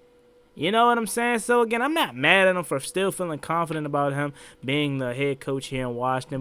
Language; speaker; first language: English; native; English